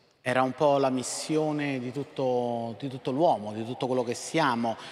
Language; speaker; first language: Italian; native; Italian